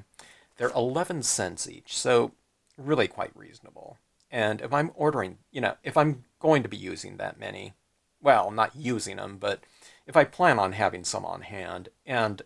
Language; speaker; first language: English; native; English